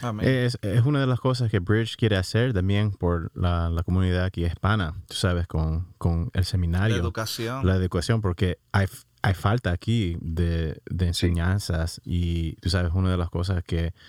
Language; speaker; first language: Spanish; early bilingual, heritage; Spanish